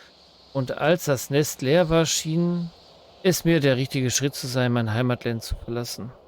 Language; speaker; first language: German; native; German